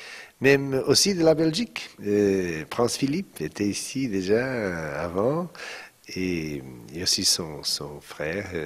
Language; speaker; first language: French; non-native, fluent; Portuguese